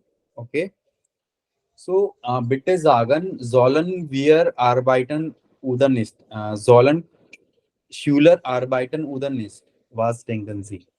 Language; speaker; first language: German; non-native, fluent; Hindi